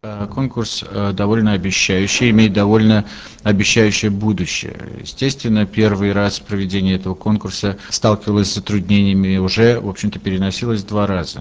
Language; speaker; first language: Russian; native; Russian